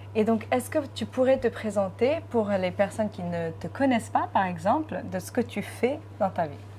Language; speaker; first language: French; native; French